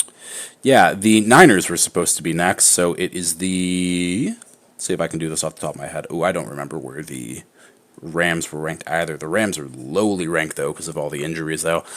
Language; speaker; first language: English; native; English